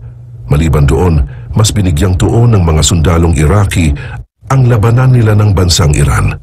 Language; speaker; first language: Filipino; native; Filipino